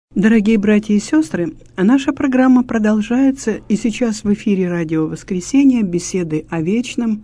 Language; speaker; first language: Russian; native; Russian